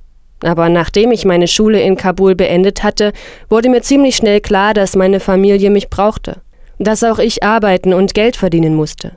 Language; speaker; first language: German; non-native, fluent; Persian